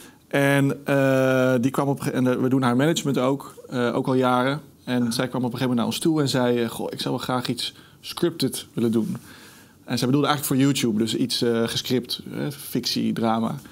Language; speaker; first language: Dutch; native; Dutch